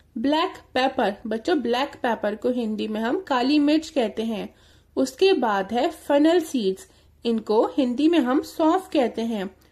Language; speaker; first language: Hindi; native; Hindi